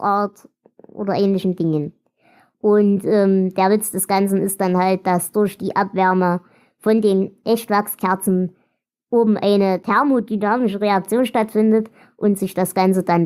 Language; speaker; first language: German; native; German